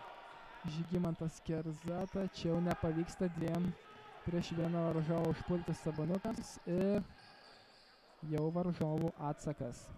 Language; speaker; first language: Lithuanian; native; Lithuanian